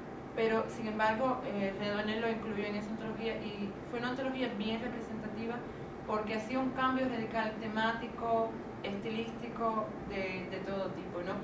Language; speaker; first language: Spanish; native; Spanish